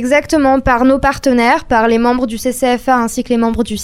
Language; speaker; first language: French; native; French